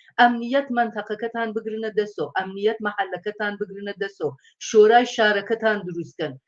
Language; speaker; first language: Central Kurdish; non-native, local second language; Persian